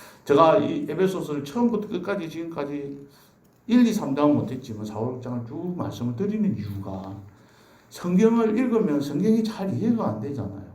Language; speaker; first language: Korean; native; Korean